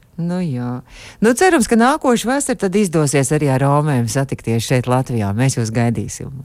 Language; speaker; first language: Latvian; native; Latvian